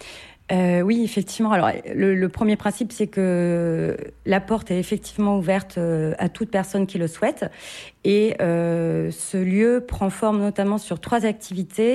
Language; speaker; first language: French; native; French